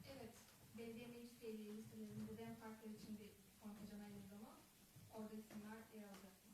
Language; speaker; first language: Turkish; non-native, local second language; Kurdish